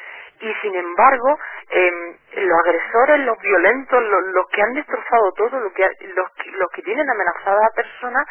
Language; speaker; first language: Spanish; native; Spanish